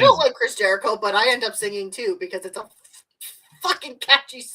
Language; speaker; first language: English; native; English